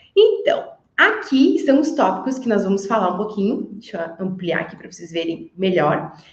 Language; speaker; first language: Portuguese; native; Portuguese